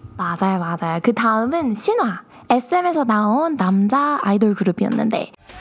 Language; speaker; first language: Korean; early bilingual, heritage; Korean